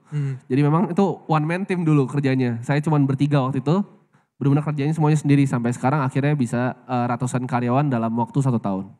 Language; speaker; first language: Indonesian; native; Indonesian